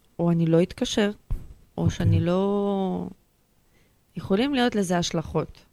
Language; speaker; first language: Hebrew; early bilingual, other home language; Russian